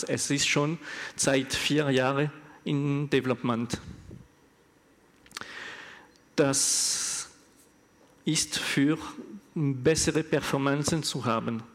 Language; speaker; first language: German; non-native, learner; French